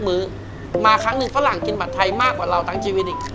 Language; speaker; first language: Thai; native; Thai